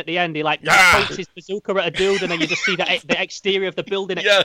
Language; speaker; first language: English; native; English